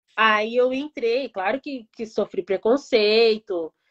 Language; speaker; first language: Portuguese; early bilingual, heritage; Japanese